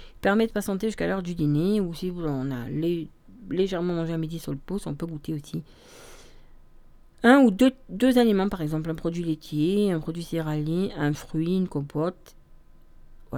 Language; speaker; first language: French; native; French